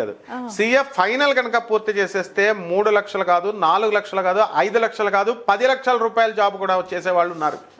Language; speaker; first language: Telugu; native; Telugu